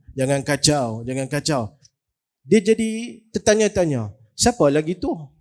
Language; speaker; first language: Malay; native; Malay